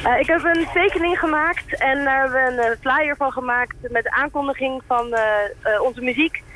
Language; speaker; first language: Dutch; native; Dutch